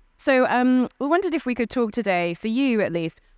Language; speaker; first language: English; native; English